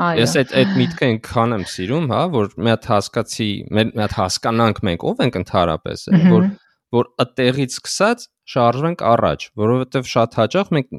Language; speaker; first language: Armenian; native; Armenian